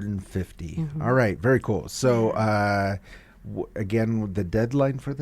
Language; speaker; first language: English; native; English